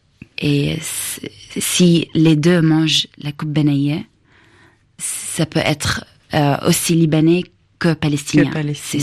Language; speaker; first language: French; non-native, fluent; Arabic